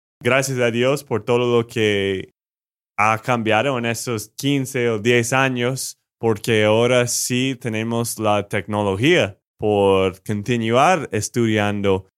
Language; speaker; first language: Spanish; non-native, fluent; English